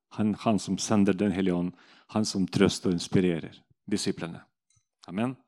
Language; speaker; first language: Norwegian; non-native, fluent; Russian